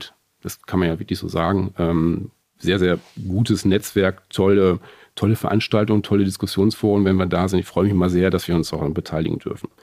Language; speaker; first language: German; native; German